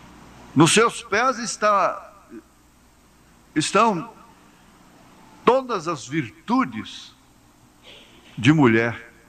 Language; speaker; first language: Portuguese; native; Portuguese